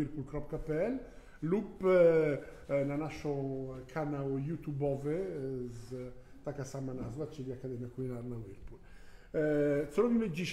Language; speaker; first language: Polish; non-native, fluent; Italian